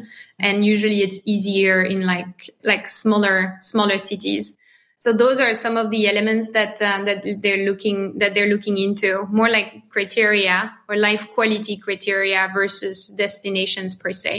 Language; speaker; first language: English; non-native, fluent; French